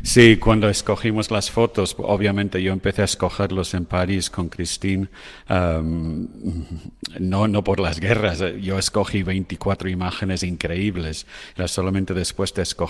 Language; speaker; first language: Spanish; non-native, fluent; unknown